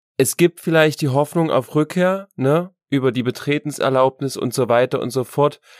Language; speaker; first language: German; native; German